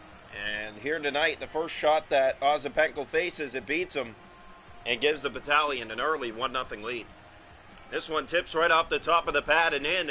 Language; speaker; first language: English; native; English